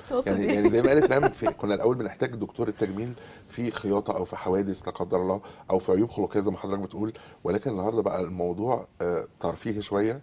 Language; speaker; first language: Arabic; native; Arabic